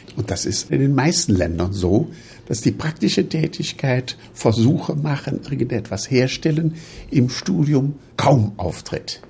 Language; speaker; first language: German; native; German